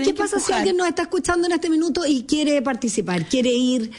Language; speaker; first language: Spanish; native; Spanish